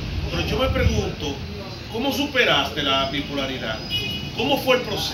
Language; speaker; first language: Spanish; native; Spanish